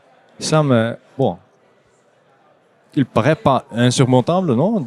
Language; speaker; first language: French; non-native, fluent; Dutch